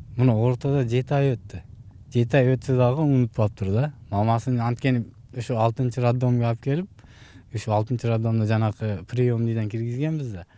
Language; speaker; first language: Kyrgyz; non-native, local second language; Uzbek